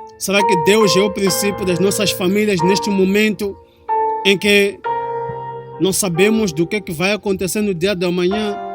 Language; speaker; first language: Portuguese; non-native, local second language; Tsonga